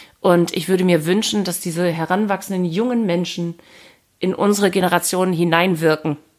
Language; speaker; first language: German; native; German